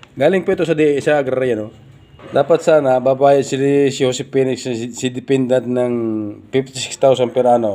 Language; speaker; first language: Filipino; non-native, local second language; Bikol